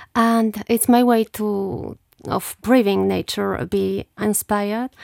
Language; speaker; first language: English; non-native, fluent; Polish